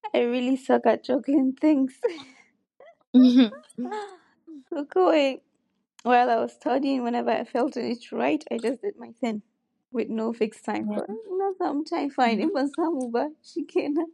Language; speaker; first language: English; non-native, local second language; Hausa